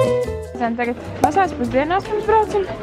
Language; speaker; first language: Latvian; native; Latvian